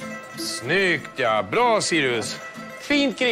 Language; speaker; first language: Swedish; native; Swedish